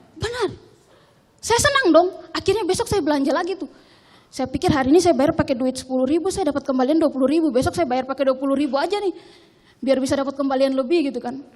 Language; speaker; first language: Indonesian; native; Indonesian